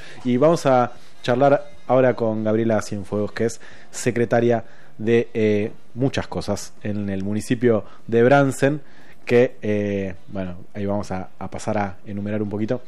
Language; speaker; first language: Spanish; native; Spanish